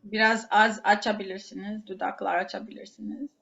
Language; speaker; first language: Turkish; non-native, learner; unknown